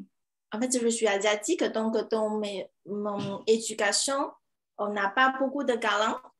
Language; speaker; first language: French; non-native, fluent; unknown